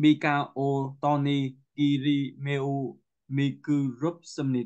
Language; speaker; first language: Korean; non-native, learner; Vietnamese